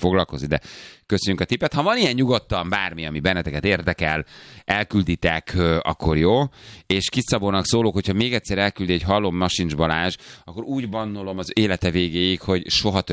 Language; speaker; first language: Hungarian; native; Hungarian